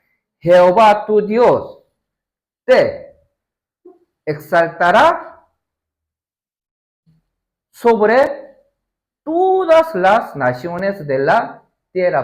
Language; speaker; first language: Spanish; non-native, learner; Korean